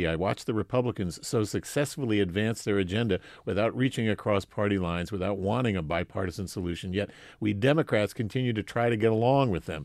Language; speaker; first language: English; native; English